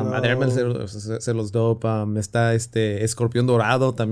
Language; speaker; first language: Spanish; early bilingual, heritage; Spanish